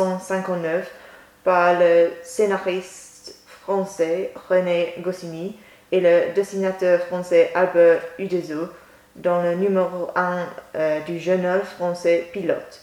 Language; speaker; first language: French; non-native, learner; English